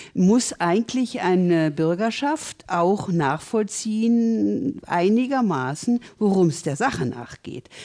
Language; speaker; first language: German; native; German